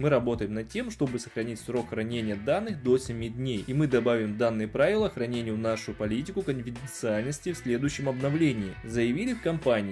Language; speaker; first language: Russian; native; Russian